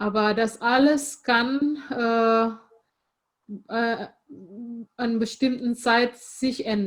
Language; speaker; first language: German; non-native, fluent; Indonesian